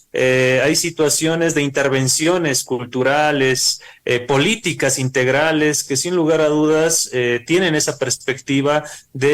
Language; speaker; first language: Spanish; native; Spanish